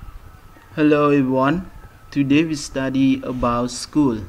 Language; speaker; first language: English; non-native, fluent; Khmer